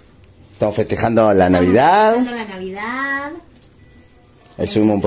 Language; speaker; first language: Spanish; native; Spanish